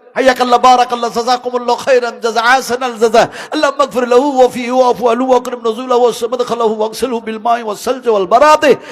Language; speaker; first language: Bangla; non-native, local second language; Hindi